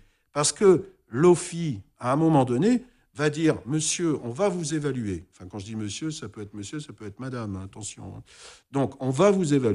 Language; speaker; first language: French; native; French